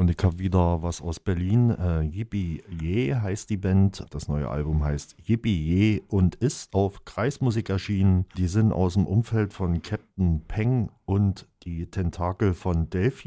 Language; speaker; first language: German; native; German